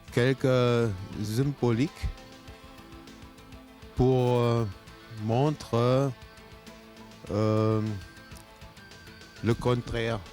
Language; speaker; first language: French; non-native, learner; German